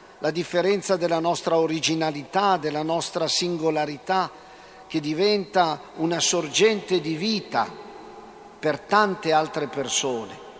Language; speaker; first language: Italian; native; Italian